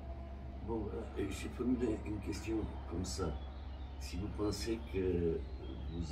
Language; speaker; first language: French; non-native, fluent; Romanian